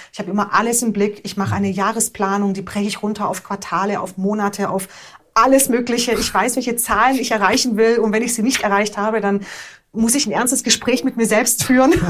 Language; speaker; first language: German; early bilingual, other home language; Hungarian